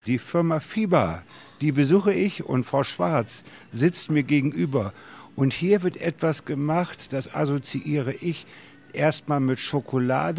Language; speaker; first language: German; native; German